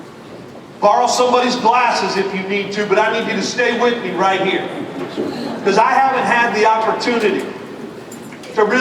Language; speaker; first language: English; native; English